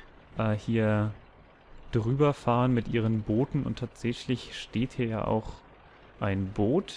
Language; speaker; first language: German; native; German